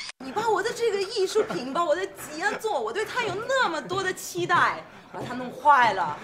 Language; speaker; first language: Chinese; non-native, fluent; Russian